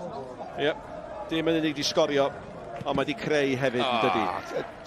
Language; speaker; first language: Welsh; native; Welsh